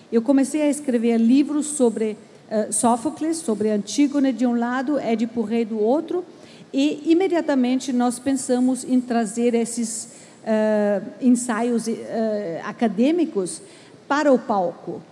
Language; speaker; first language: Portuguese; non-native, fluent; German